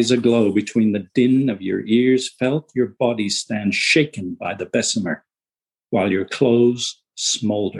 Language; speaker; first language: English; native; English